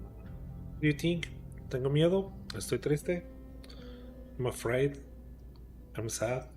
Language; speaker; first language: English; non-native, fluent; Spanish